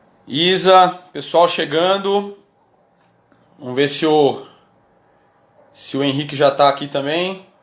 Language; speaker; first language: Portuguese; native; Portuguese